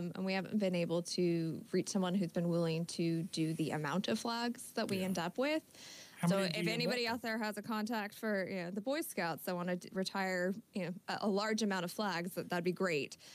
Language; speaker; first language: English; native; English